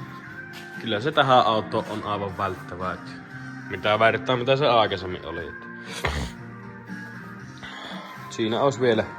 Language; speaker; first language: Finnish; native; Finnish